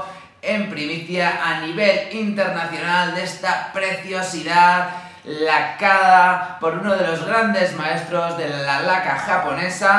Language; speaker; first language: Spanish; native; Spanish